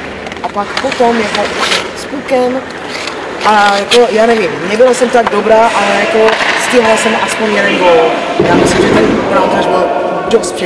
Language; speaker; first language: Czech; non-native, learner; English